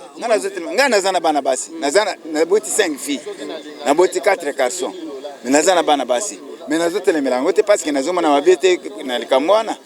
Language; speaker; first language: Lingala; non-native, local second language; Luba-Lulua